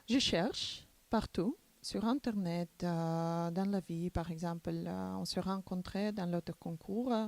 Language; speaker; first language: French; non-native, learner; Macedonian